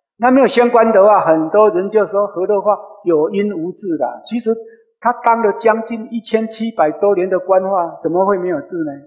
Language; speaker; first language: Chinese; non-native, local second language; Min Nan Chinese